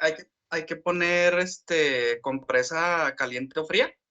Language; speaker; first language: Spanish; native; Spanish